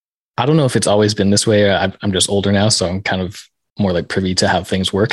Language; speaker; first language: English; native; English